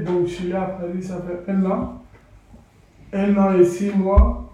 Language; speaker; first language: French; non-native, learner; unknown